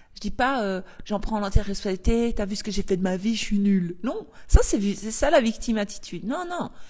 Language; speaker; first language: French; native; French